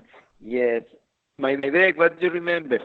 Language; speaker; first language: English; non-native, fluent; Spanish